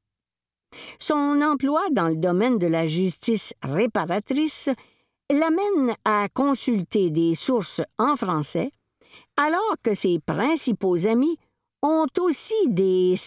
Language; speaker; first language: French; native; French